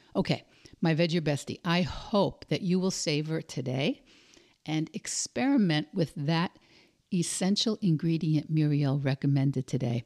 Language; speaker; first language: English; native; English